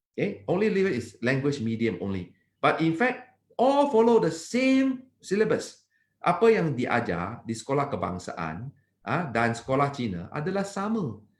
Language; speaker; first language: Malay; non-native, local second language; Chinese